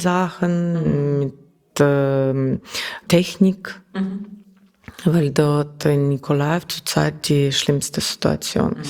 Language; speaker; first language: German; non-native, learner; Russian